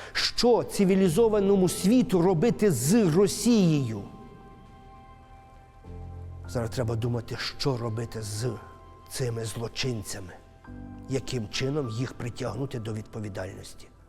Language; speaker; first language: Ukrainian; native; Ukrainian